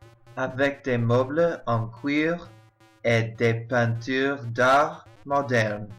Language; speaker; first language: French; non-native, learner; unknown